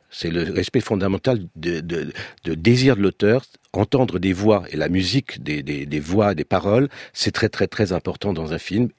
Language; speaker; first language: French; early bilingual, other home language; Romanian